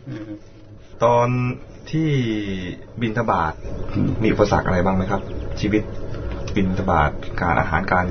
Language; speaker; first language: Thai; native; Thai